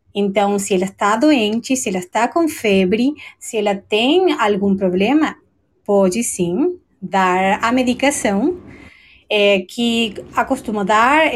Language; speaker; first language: Portuguese; non-native, fluent; Spanish